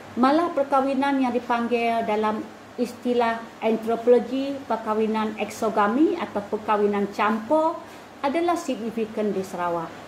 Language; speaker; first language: Malay; non-native, local second language; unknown